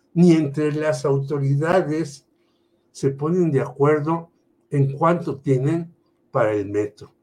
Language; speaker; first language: Spanish; native; Spanish